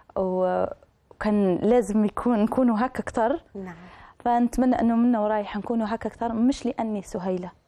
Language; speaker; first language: Arabic; native; Arabic